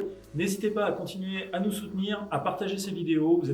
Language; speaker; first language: French; native; French